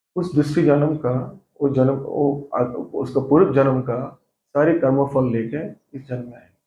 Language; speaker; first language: Hindi; non-native, local second language; Bangla